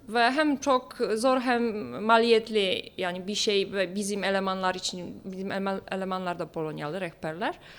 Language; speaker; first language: Turkish; non-native, fluent; Polish